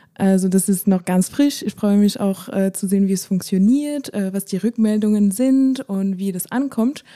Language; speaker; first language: German; non-native, fluent; French